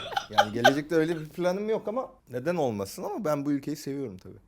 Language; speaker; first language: Turkish; non-native, fluent; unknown